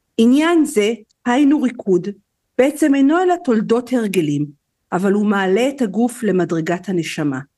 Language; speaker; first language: Hebrew; native; Hebrew